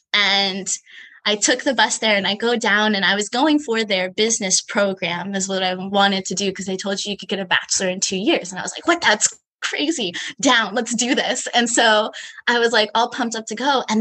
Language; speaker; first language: English; native; English